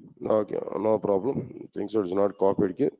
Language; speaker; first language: English; non-native, local second language; Telugu